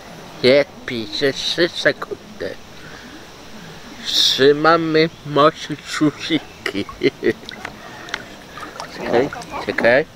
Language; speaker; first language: Polish; non-native, learner; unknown